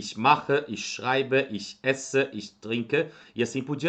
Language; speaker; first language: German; non-native, fluent; Portuguese